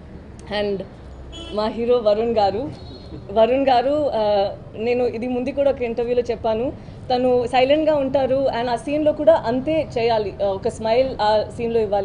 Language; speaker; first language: Telugu; non-native, fluent; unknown